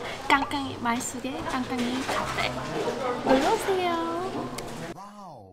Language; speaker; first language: Korean; non-native, learner; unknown